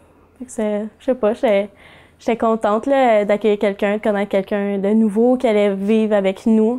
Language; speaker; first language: French; native; French